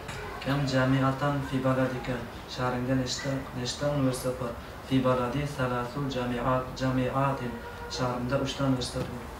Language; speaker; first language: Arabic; non-native, learner; Uzbek